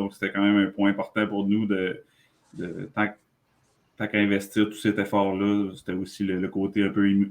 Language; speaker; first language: French; native; French